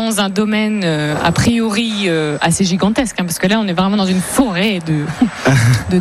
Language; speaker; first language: French; native; French